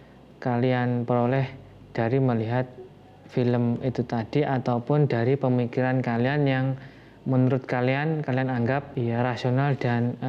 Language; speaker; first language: Indonesian; non-native, local second language; Javanese